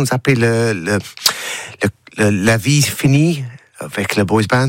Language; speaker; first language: French; non-native, learner; English